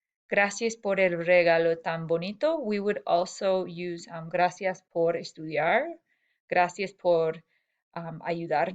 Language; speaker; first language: Spanish; non-native, fluent; English